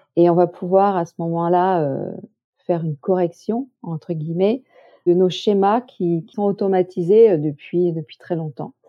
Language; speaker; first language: French; native; French